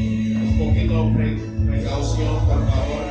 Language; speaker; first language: Spanish; non-native, fluent; Haitian Creole